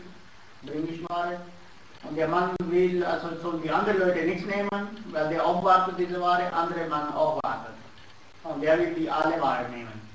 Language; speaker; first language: German; non-native, learner; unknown